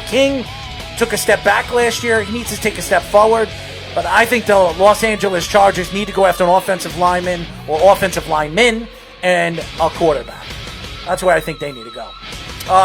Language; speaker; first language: English; native; English